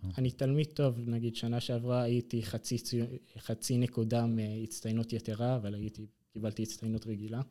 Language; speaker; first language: Hebrew; non-native, local second language; Arabic